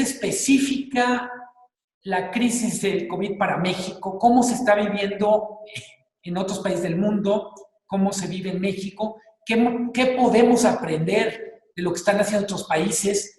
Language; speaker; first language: Spanish; native; Spanish